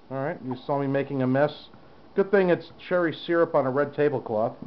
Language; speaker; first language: English; native; English